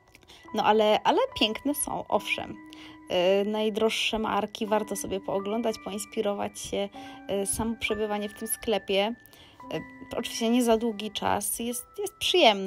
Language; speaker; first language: Polish; native; Polish